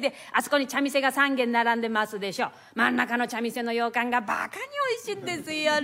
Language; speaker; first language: Japanese; native; Japanese